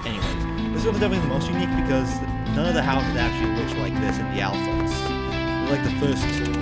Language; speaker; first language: English; native; English